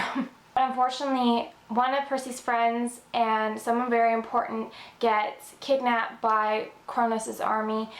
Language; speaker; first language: English; native; English